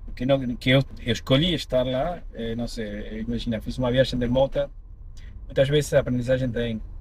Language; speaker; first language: Portuguese; non-native, fluent; Spanish